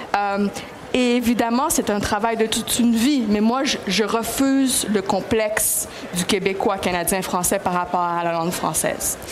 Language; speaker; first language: French; early bilingual, other home language; Greek